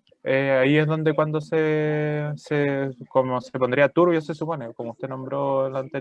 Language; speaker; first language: Spanish; native; Spanish